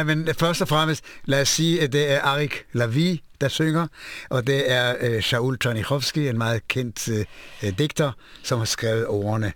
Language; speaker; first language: Danish; non-native, fluent; Hebrew